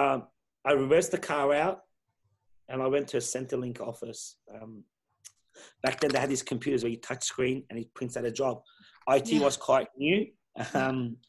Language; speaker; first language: English; early bilingual, other home language; Persian